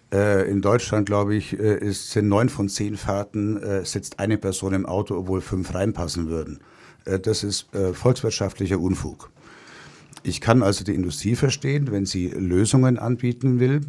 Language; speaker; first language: German; native; German